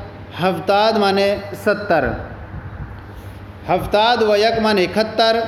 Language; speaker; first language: Persian; non-native, fluent; Urdu